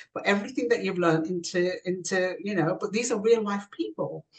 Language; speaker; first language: English; native; English